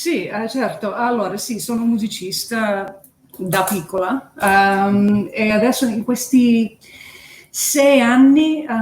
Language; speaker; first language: Italian; early bilingual, heritage; English